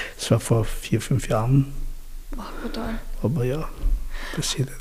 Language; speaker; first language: German; native; German